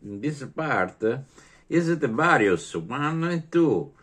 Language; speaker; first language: English; non-native, learner; Italian